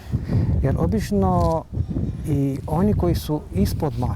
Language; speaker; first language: Bosnian; native; Bosnian